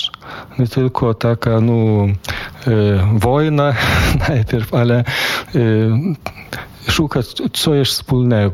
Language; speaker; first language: Polish; non-native, fluent; Lithuanian